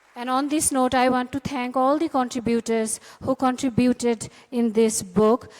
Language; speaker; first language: English; non-native, local second language; Bangla